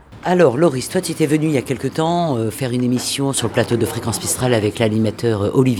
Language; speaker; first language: French; native; French